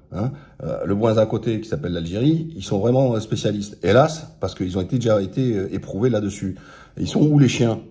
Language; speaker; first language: French; early bilingual, other home language; Arabic